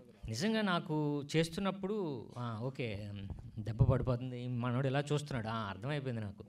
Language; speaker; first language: Telugu; native; Telugu